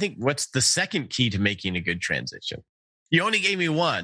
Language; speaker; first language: English; native; English